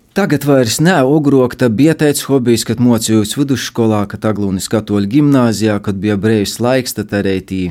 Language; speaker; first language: Latvian; native; Latvian